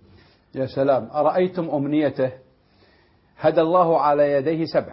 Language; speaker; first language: Arabic; native; Arabic